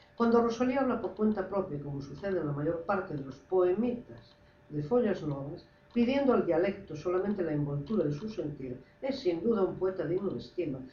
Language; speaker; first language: Spanish; non-native, local second language; Galician